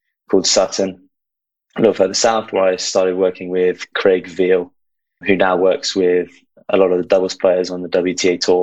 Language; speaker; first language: English; native; English